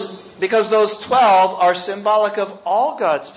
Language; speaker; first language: English; native; English